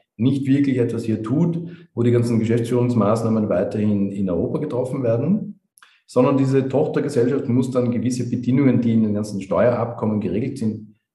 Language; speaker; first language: German; native; German